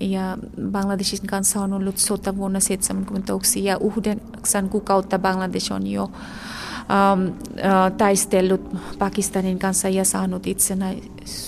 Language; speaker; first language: Finnish; non-native, fluent; Bangla